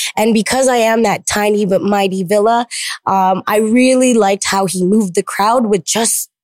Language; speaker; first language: English; early bilingual, other home language; Filipino